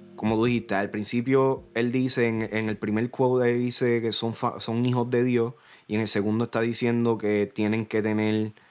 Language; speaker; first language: Spanish; early bilingual, heritage; Spanish